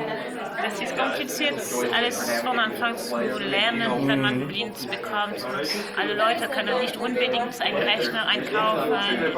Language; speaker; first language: German; non-native, learner; French